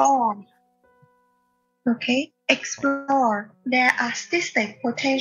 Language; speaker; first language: English; non-native, learner; Vietnamese